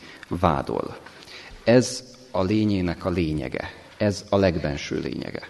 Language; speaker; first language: Hungarian; native; Hungarian